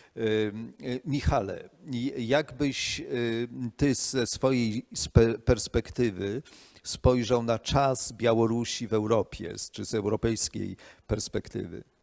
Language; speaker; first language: Polish; native; Polish